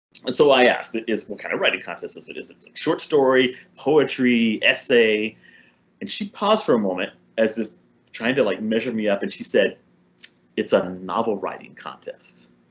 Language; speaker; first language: English; early bilingual, other home language; Spanish